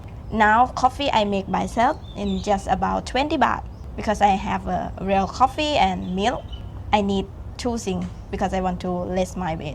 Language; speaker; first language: English; non-native, learner; Thai